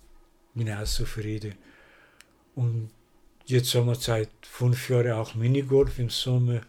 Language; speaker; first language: German; non-native, learner; Persian